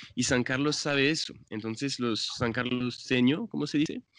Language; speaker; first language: Spanish; non-native, fluent; French